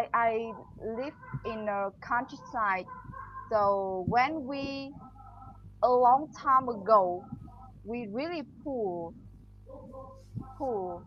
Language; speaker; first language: English; non-native, learner; Vietnamese